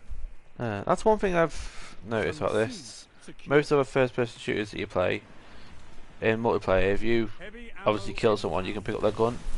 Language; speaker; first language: English; native; English